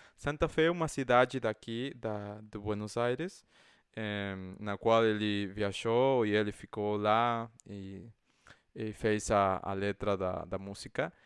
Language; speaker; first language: Portuguese; non-native, fluent; Spanish